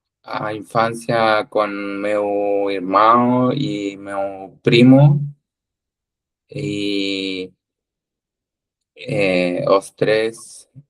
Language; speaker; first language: Portuguese; non-native, learner; Spanish